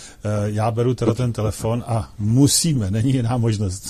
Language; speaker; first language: Czech; native; Czech